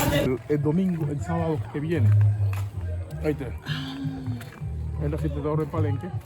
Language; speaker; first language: Spanish; native; Spanish